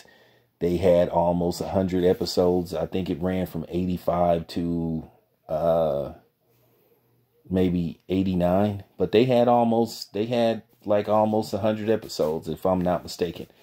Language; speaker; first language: English; native; English